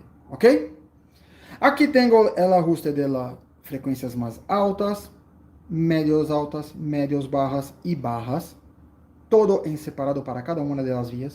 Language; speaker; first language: Spanish; non-native, fluent; Portuguese